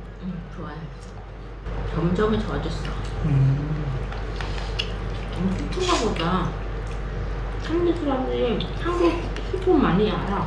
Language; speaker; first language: Korean; non-native, learner; Khmer